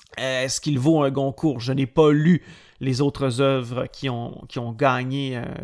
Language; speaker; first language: French; native; French